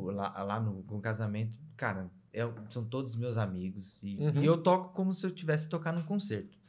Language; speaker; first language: Portuguese; native; Portuguese